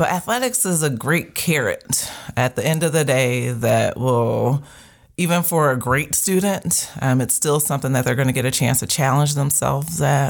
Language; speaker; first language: English; native; English